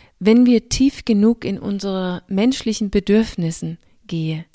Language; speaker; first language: German; non-native, fluent; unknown